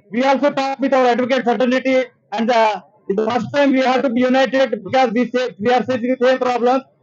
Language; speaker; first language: English; non-native, local second language; Telugu